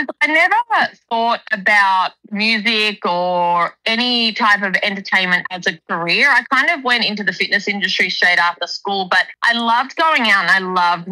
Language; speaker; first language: English; native; English